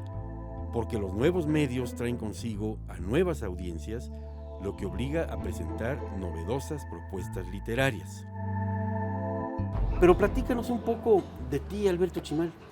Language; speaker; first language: Spanish; native; Spanish